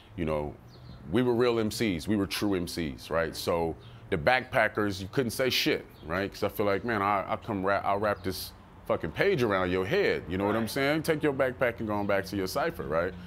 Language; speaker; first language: English; native; English